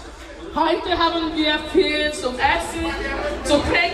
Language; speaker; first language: German; non-native, fluent; Igbo